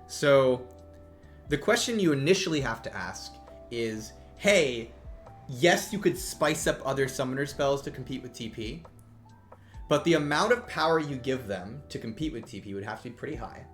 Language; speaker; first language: English; native; English